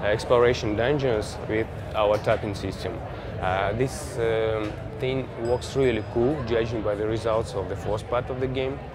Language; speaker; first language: English; non-native, fluent; Russian